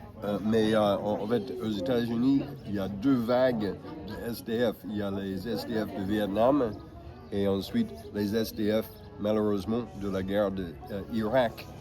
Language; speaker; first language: French; non-native, fluent; English